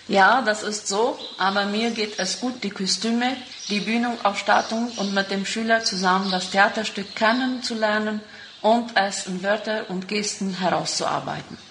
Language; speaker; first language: German; non-native, local second language; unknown